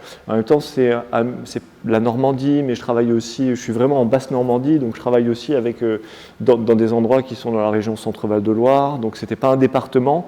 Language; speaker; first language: French; native; French